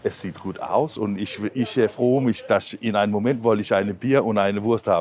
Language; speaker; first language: German; non-native, learner; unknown